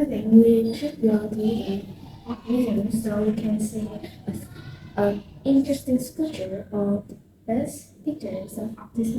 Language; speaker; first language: English; non-native, learner; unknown